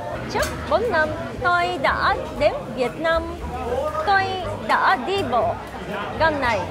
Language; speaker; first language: Vietnamese; non-native, learner; Japanese